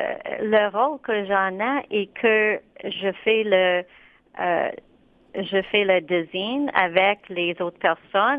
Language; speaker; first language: French; non-native, local second language; English